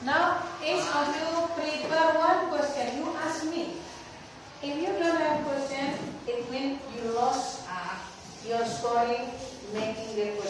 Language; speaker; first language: English; non-native, learner; Indonesian